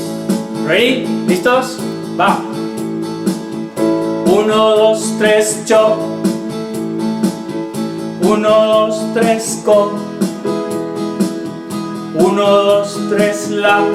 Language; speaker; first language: Spanish; native; Spanish